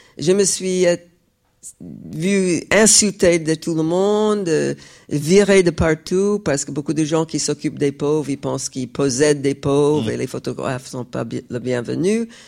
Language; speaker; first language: French; non-native, fluent; English